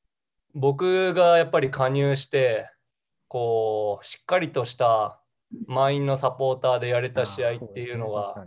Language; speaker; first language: Japanese; native; Japanese